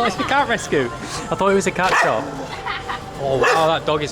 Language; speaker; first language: English; native; English